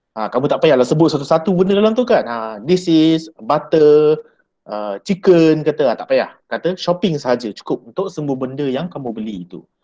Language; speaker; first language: Malay; native; Malay